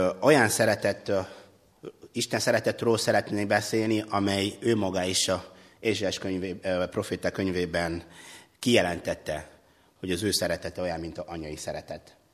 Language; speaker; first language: Hungarian; non-native, fluent; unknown